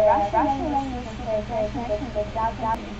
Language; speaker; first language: English; non-native, learner; Ukrainian